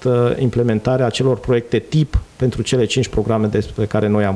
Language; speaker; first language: Romanian; native; Romanian